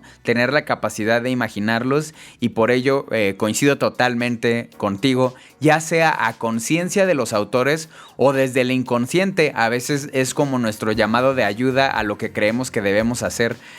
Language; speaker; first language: Spanish; native; Spanish